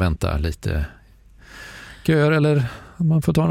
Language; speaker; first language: Swedish; native; Swedish